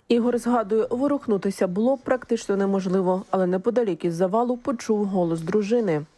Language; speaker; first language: Ukrainian; native; Ukrainian